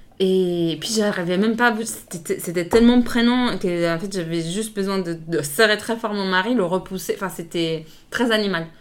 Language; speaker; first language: French; non-native, fluent; Italian